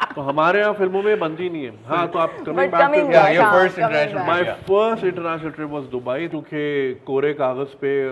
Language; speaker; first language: Urdu; native; Urdu